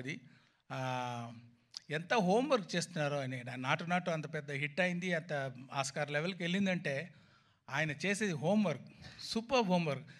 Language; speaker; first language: Telugu; non-native, learner; Tamil